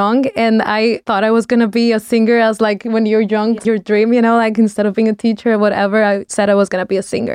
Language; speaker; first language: English; non-native, fluent; Spanish